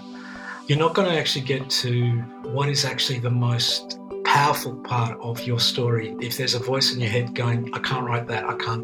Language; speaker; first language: English; non-native, local second language; Greek